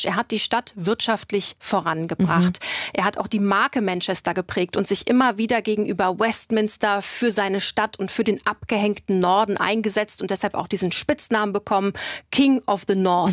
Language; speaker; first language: German; native; German